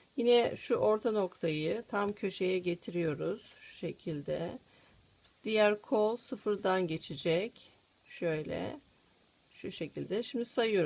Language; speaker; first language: Turkish; native; Turkish